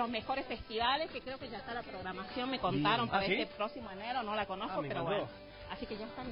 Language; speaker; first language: Spanish; native; Spanish